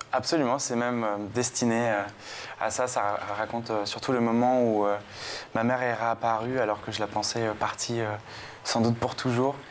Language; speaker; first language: French; native; French